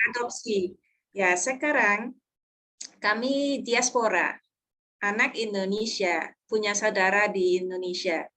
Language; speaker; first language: Indonesian; non-native, learner; Dutch